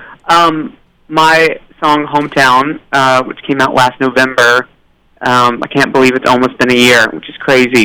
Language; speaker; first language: English; native; English